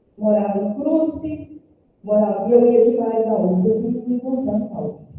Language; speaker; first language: Portuguese; native; Portuguese